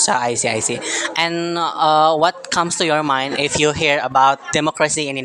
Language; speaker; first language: English; non-native, learner; Indonesian